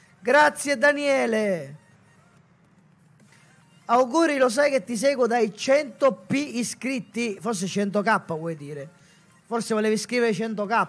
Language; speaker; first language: Italian; native; Italian